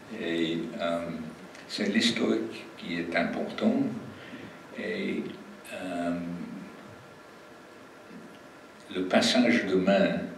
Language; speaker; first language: French; non-native, fluent; English